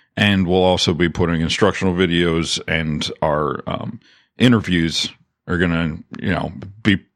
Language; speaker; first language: English; native; English